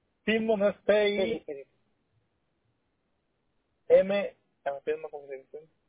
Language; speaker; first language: Spanish; native; Spanish